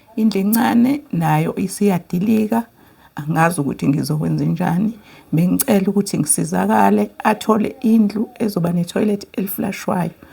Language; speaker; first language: Zulu; native; Zulu